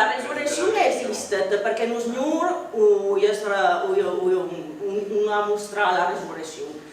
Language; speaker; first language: French; non-native, fluent; Italian